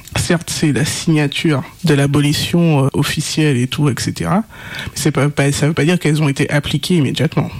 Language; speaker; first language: French; native; French